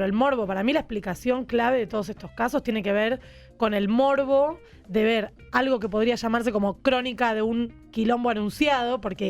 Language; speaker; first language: Spanish; native; Spanish